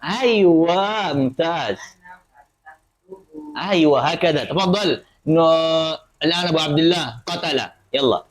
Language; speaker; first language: Arabic; non-native, fluent; Indonesian